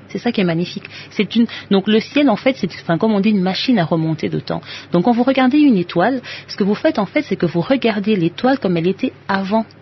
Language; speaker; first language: French; native; French